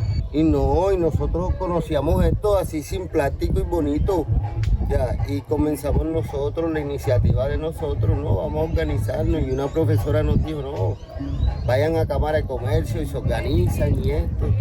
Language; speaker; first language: Spanish; native; Spanish